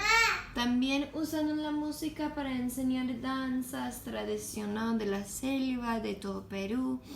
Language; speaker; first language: Spanish; non-native, learner; English